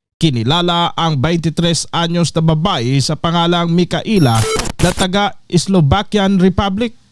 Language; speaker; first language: Filipino; native; Filipino